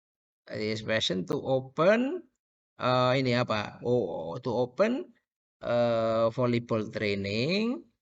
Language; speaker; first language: English; non-native, fluent; Indonesian